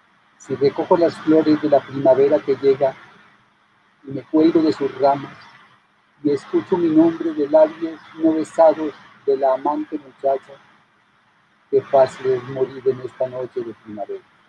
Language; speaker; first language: Spanish; native; Spanish